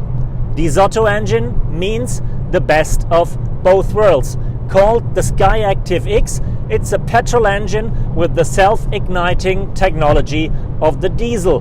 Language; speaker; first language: English; non-native, fluent; German